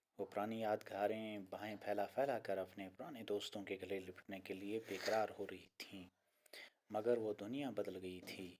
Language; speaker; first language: Urdu; non-native, local second language; Kashmiri